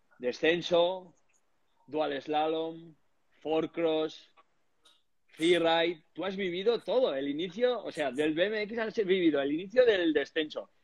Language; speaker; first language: Spanish; native; Spanish